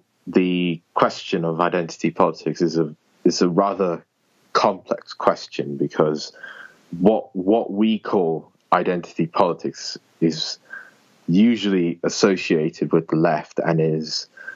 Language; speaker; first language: English; native; English